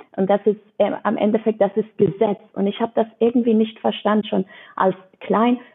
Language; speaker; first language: German; non-native, fluent; Persian